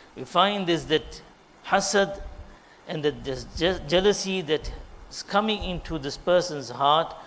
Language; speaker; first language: English; native; English